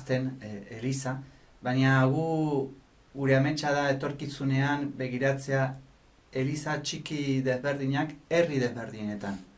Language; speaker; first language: Basque; non-native, fluent; Spanish